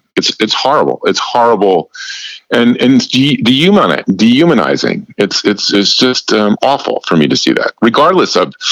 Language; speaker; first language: English; native; English